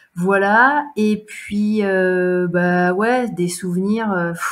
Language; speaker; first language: French; native; French